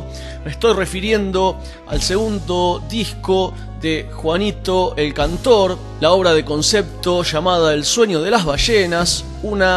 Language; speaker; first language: Spanish; native; Spanish